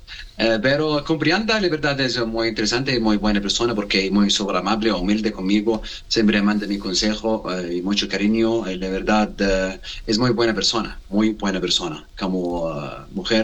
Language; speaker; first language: Spanish; non-native, learner; Arabic